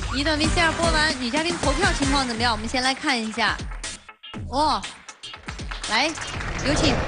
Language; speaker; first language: Chinese; native; Chinese